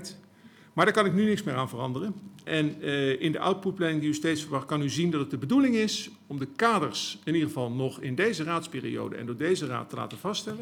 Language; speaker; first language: Dutch; native; Dutch